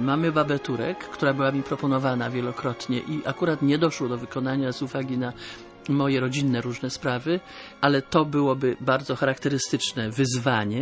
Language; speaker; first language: Polish; native; Polish